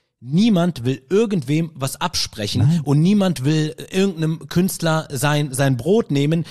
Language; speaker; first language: German; early bilingual, other home language; Arabic